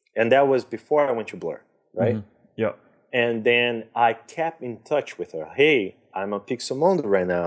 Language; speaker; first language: English; non-native, fluent; Portuguese